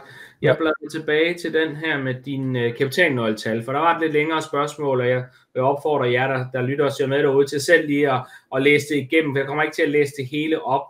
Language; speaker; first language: Danish; native; Danish